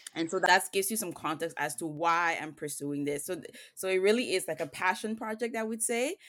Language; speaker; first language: English; early bilingual, other home language; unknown